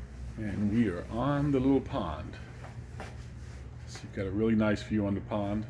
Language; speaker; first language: English; native; English